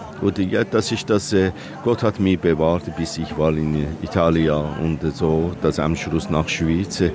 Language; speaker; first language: German; non-native, learner; Persian